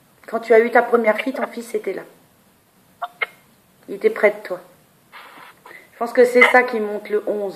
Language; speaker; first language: French; native; French